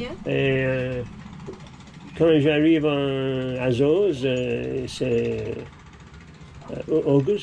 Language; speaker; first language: French; non-native, learner; English